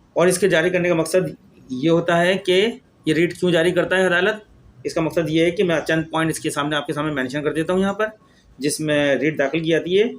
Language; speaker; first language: Urdu; native; Urdu